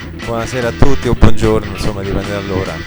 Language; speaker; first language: Italian; native; Italian